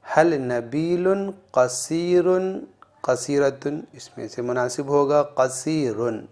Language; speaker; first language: Urdu; native; Urdu